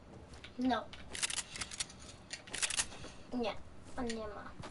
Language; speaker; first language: Polish; early bilingual, heritage; Polish